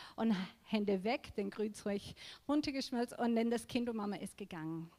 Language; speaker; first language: German; non-native, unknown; English